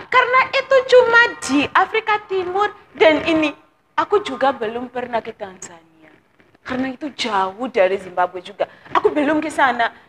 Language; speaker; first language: Indonesian; non-native, fluent; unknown